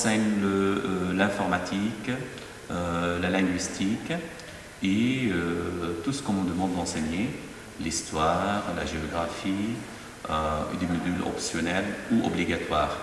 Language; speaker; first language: French; non-native, fluent; Arabic